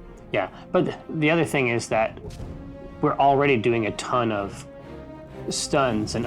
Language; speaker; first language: English; native; English